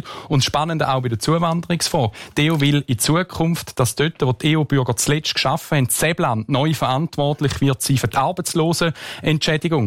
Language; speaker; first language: German; native; German